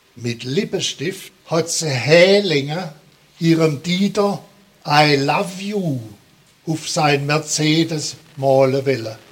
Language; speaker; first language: German; native; German